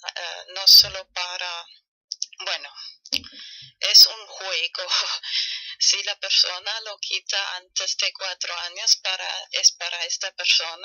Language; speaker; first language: Spanish; non-native, fluent; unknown